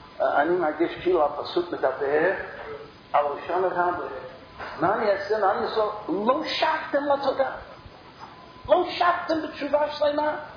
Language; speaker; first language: Hebrew; non-native, fluent; English